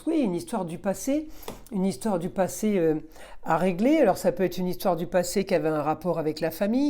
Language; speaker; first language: French; native; French